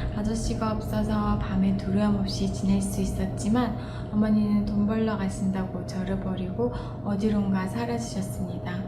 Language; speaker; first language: Korean; non-native, fluent; Mongolian